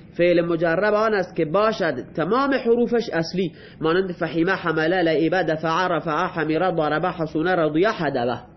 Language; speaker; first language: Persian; non-native, local second language; Baluchi